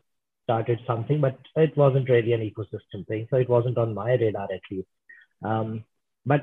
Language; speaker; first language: English; non-native, local second language; Hindi